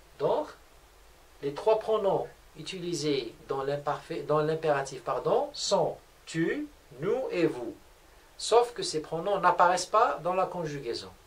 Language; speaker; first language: French; non-native, local second language; Arabic